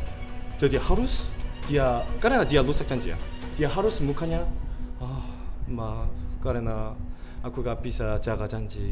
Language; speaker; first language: Indonesian; non-native, learner; Korean